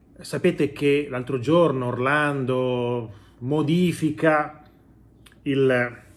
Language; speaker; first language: Italian; native; Italian